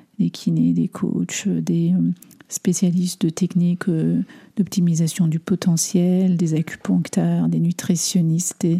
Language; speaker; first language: French; early bilingual, other home language; Armenian